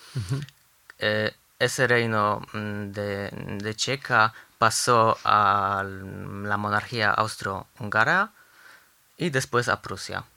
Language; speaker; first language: Spanish; non-native, fluent; Polish